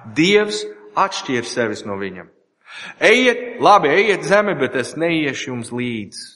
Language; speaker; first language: Latvian; non-native, learner; English